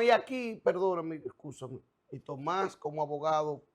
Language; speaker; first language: Spanish; native; Spanish